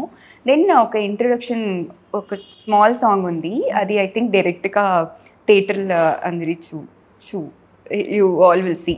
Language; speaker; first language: Telugu; non-native, learner; Tamil